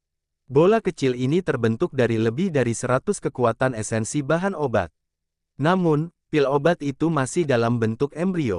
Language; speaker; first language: Indonesian; native; Indonesian